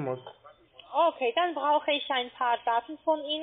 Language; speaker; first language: German; non-native, fluent; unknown